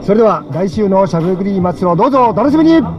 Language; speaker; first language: Japanese; native; Japanese